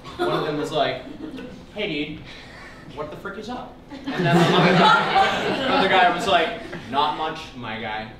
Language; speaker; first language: English; native; English